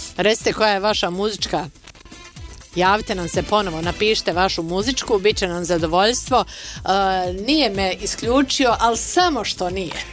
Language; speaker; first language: Serbian; native; Serbian